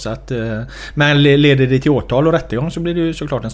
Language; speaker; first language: Swedish; native; Swedish